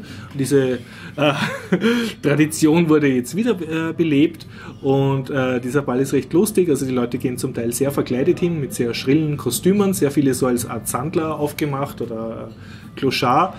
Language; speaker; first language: German; native; German